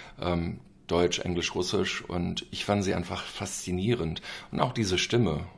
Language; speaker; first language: German; non-native, fluent; English